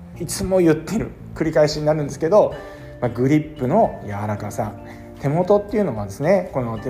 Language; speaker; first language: Japanese; native; Japanese